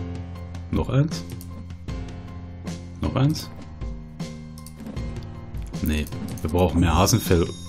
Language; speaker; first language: German; native; German